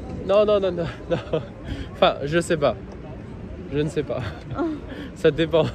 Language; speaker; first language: French; non-native, learner; Chinese